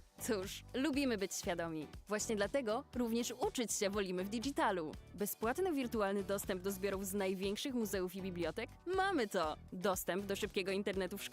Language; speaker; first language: Polish; native; Polish